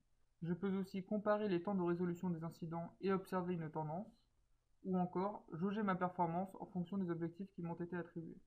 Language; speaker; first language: French; native; French